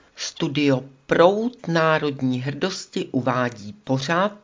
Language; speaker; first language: Czech; native; Czech